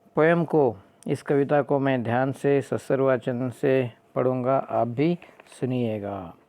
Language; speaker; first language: Hindi; non-native, local second language; Kannada